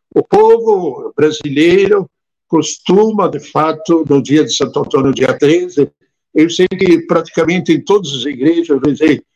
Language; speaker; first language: Portuguese; non-native, fluent; Italian